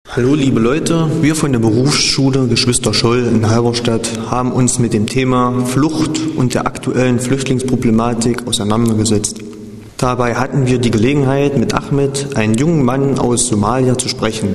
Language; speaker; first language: German; native; German